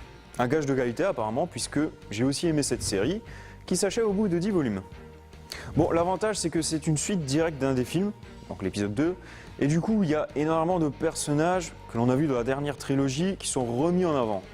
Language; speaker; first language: French; native; French